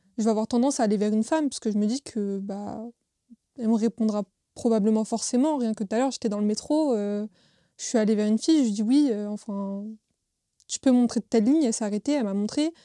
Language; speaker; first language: French; native; French